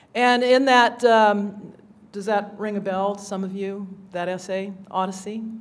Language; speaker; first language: English; native; English